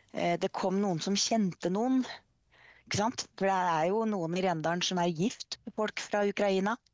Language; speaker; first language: Norwegian; native; Norwegian